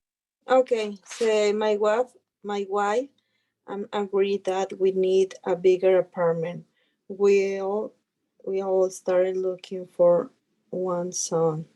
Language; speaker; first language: English; non-native, learner; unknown